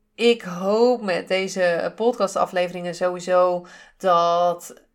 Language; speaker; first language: Dutch; native; Dutch